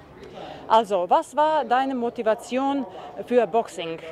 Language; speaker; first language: German; non-native, learner; Serbian